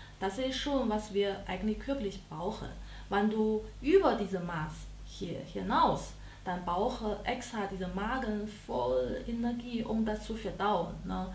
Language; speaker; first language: German; non-native, learner; Chinese